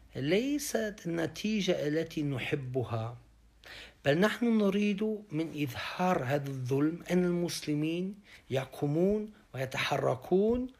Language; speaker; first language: Arabic; non-native, fluent; German